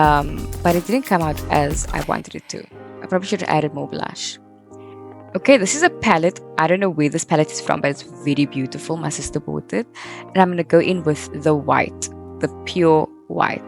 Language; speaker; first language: English; native; English